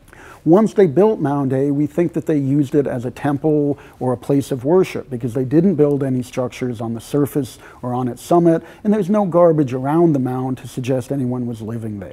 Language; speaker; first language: English; native; English